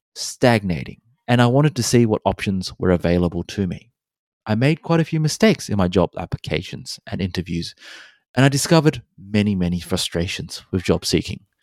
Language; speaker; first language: English; native; English